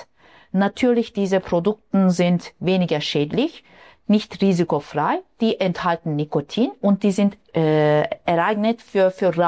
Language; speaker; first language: German; non-native, fluent; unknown